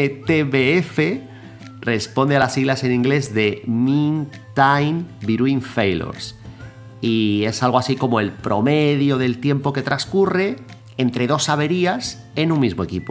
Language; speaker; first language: Spanish; native; Spanish